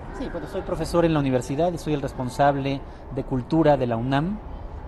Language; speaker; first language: Spanish; native; Spanish